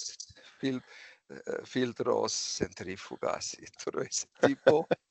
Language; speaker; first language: Spanish; non-native, fluent; German